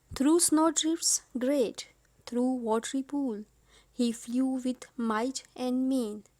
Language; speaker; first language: English; non-native, local second language; Urdu